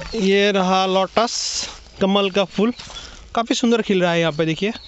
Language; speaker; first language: Hindi; non-native, local second language; Assamese